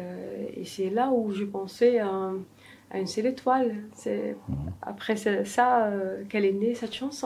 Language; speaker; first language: French; non-native, local second language; Arabic